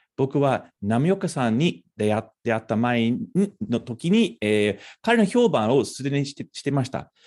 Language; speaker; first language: Japanese; non-native, fluent; English